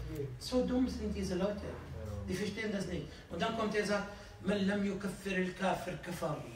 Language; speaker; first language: German; non-native, fluent; Arabic